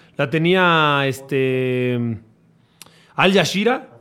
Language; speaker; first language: Spanish; native; Spanish